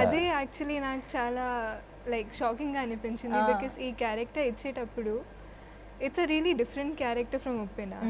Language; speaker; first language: Telugu; non-native, local second language; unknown